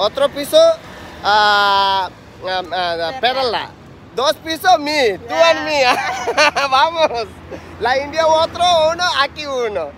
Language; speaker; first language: Spanish; non-native, learner; Telugu